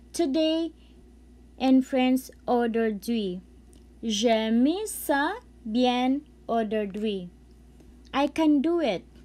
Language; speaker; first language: French; non-native, learner; Cebuano